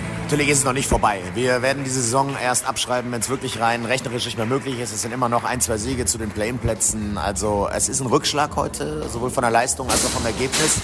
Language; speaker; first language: German; native; German